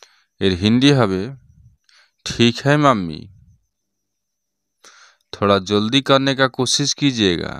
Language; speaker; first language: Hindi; non-native, learner; Bangla